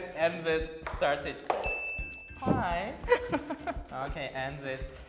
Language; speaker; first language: English; non-native, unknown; Russian